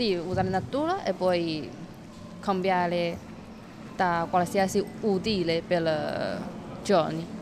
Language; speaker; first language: Italian; non-native, learner; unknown